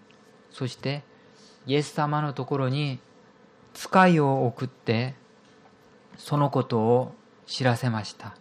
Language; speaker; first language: Japanese; non-native, fluent; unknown